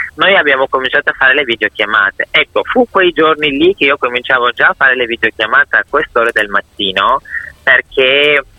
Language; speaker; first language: Italian; non-native, fluent; Turkish